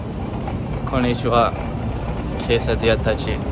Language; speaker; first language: Japanese; non-native, learner; English